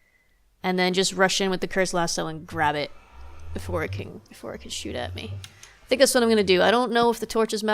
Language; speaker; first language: English; native; English